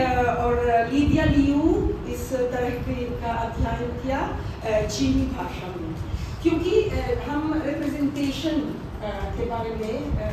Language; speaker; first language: Hindi; non-native, fluent; Italian